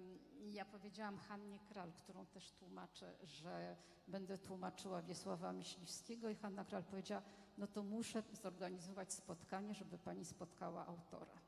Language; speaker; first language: Polish; non-native, fluent; French